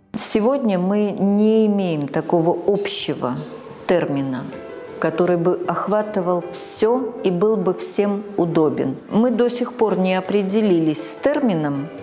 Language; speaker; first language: Russian; native; Russian